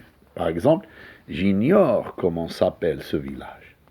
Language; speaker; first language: French; non-native, local second language; Arabic